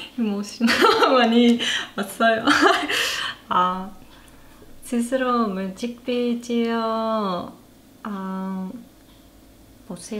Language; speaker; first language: Korean; non-native, learner; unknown